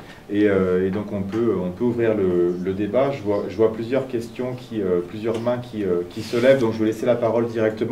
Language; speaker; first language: French; native; French